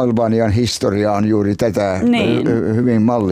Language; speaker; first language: Finnish; native; Finnish